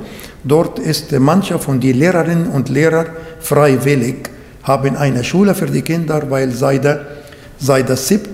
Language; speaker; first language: German; non-native, fluent; Arabic